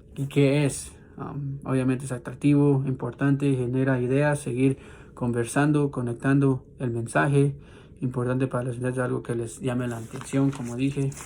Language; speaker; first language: Spanish; non-native, learner; English